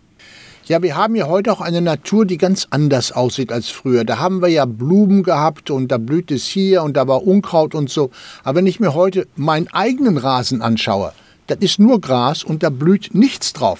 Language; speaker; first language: German; native; German